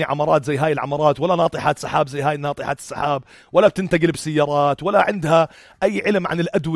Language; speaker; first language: Arabic; native; Arabic